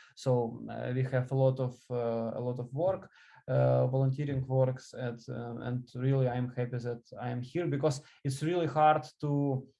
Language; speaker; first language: English; non-native, learner; Ukrainian